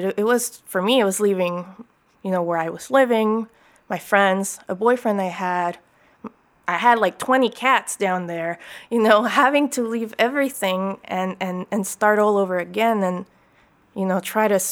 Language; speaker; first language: English; native; English